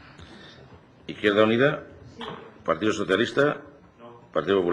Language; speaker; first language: Spanish; native; Spanish